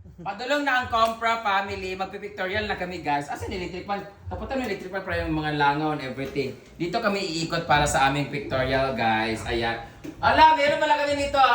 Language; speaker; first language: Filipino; non-native, local second language; Cebuano